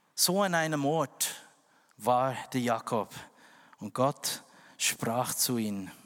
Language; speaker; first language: German; non-native, fluent; Indonesian